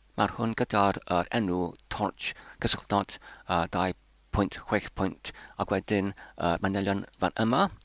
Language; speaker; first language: Welsh; non-native, learner; Polish